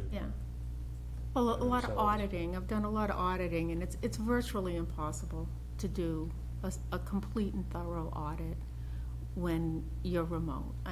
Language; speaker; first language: English; native; English